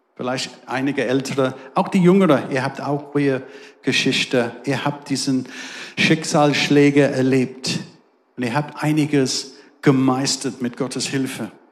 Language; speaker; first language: German; non-native, fluent; English